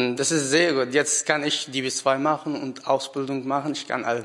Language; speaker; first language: German; non-native, learner; Arabic